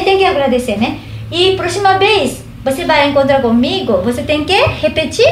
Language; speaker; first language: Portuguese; non-native, learner; Japanese